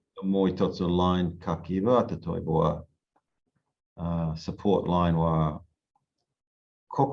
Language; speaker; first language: Japanese; non-native, learner; English